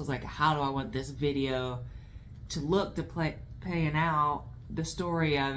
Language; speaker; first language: English; native; English